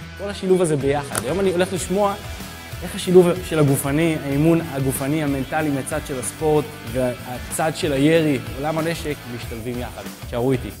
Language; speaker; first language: Hebrew; native; Hebrew